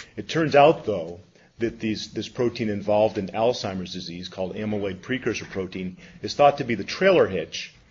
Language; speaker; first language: English; native; English